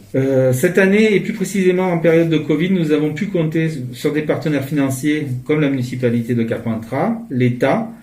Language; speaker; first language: French; native; French